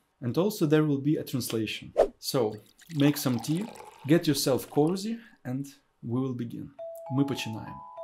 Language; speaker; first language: English; non-native, fluent; Ukrainian